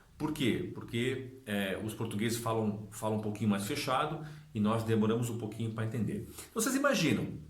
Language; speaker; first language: Portuguese; native; Portuguese